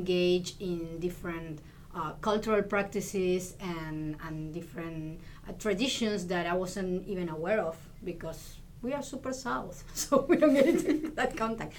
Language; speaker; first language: English; non-native, fluent; Spanish